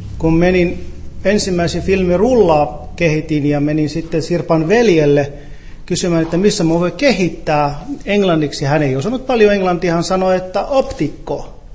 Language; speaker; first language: Finnish; non-native, fluent; Arabic